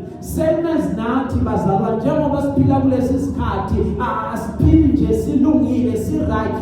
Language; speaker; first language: Zulu; native; Zulu